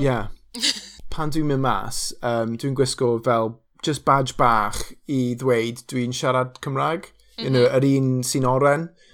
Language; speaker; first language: Welsh; non-native, local second language; English